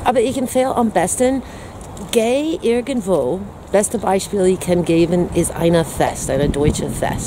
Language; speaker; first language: German; non-native, fluent; English